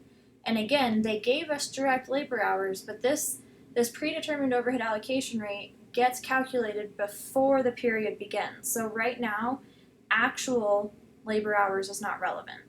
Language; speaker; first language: English; native; English